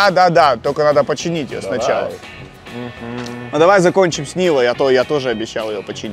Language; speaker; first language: Russian; native; Russian